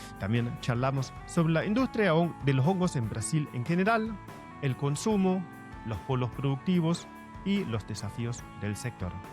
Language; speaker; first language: Spanish; non-native, fluent; German